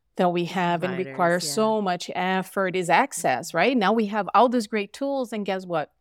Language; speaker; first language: English; non-native, fluent; Portuguese